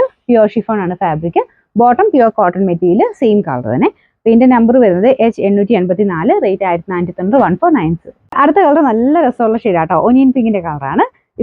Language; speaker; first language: Malayalam; native; Malayalam